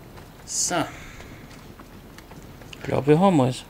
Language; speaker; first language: German; native; German